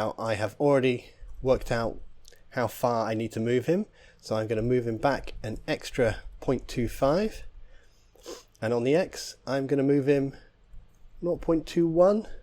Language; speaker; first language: English; native; English